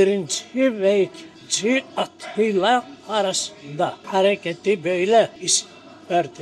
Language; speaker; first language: Turkish; non-native, local second language; Greek